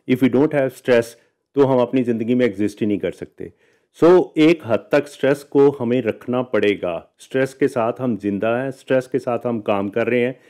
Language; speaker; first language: Hindi; non-native, local second language; Punjabi